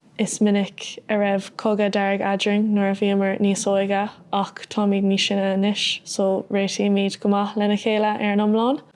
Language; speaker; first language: Irish; non-native, local second language; English